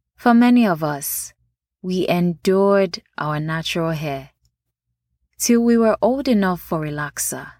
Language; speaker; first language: English; non-native, local second language; Yoruba